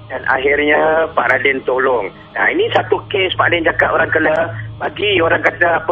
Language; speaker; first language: Malay; native; Malay